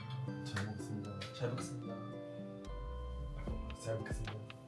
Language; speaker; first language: Korean; non-native, learner; Japanese